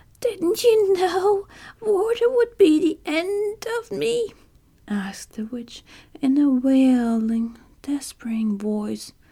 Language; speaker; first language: English; non-native, fluent; German